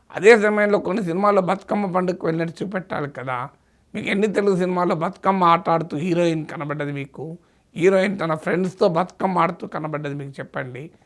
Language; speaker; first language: Telugu; native; Telugu